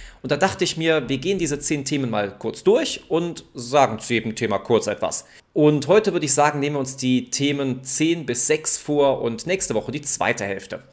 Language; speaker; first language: German; native; German